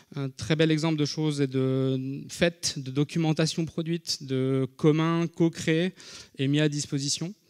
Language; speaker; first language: French; native; French